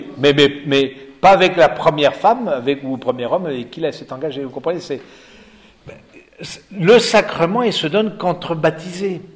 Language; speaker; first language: French; native; French